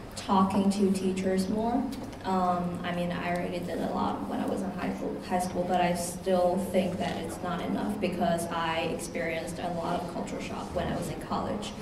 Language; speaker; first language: English; non-native, fluent; Chinese